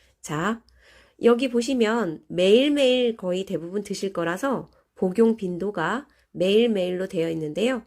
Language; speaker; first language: Korean; native; Korean